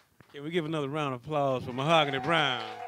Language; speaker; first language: English; native; English